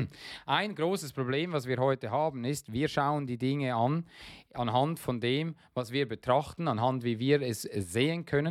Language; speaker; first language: German; non-native, fluent; English